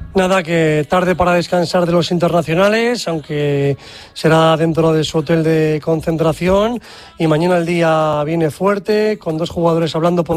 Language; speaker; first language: Spanish; native; Spanish